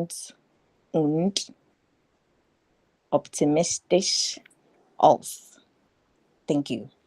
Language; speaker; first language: German; non-native, learner; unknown